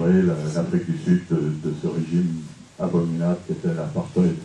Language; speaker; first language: French; non-native, fluent; English